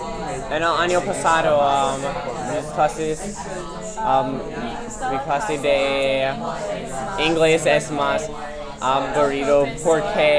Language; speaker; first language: Spanish; non-native, learner; English